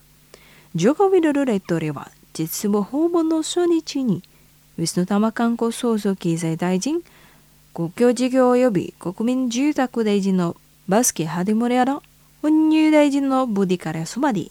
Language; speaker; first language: Japanese; non-native, fluent; Indonesian